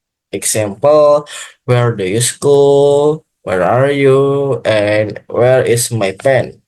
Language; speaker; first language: English; non-native, learner; Indonesian